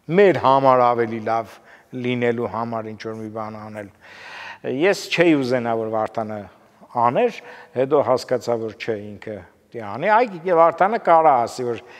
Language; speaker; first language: Armenian; native; Armenian